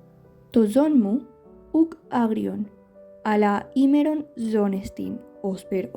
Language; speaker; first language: Greek; non-native, learner; Catalan